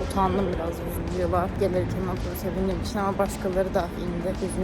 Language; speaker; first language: Turkish; native; Turkish